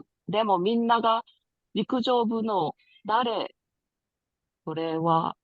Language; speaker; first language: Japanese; non-native, learner; Korean